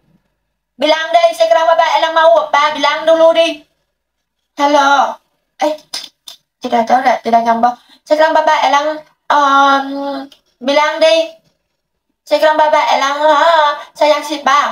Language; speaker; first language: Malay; non-native, learner; Vietnamese